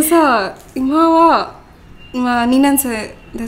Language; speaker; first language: Japanese; non-native, learner; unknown